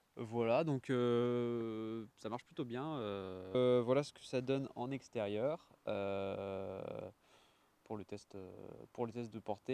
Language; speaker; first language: French; native; French